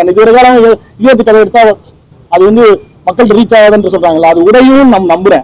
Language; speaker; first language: Tamil; native; Tamil